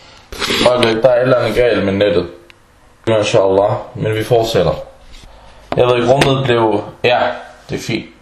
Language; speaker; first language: Danish; early bilingual, other home language; Arabic